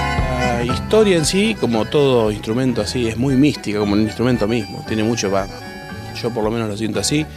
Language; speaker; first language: Spanish; native; Spanish